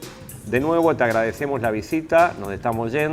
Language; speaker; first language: Spanish; native; Spanish